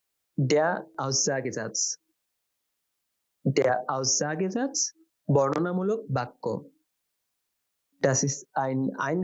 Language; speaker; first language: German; non-native, fluent; Bangla